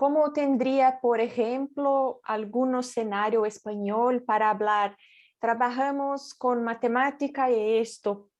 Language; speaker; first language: Spanish; non-native, fluent; Portuguese